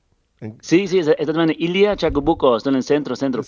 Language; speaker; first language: Spanish; non-native, learner; English